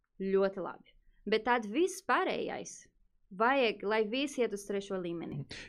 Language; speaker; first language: Latvian; non-native, fluent; Portuguese